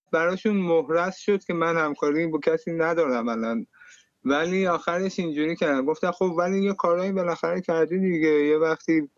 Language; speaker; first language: Persian; native; Persian